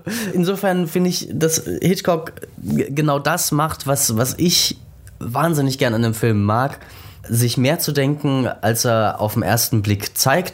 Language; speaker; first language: German; native; German